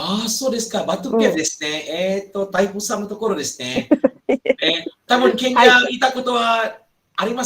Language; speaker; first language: Japanese; non-native, fluent; Malay